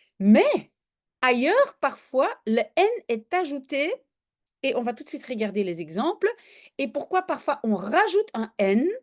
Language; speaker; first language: French; native; French